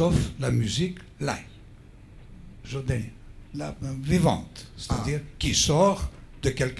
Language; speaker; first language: French; non-native, fluent; Greek